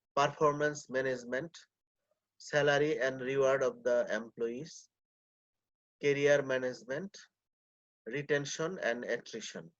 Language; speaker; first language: English; non-native, local second language; Bangla